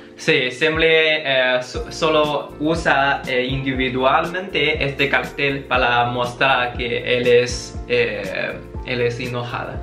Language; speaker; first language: Spanish; non-native, learner; Chinese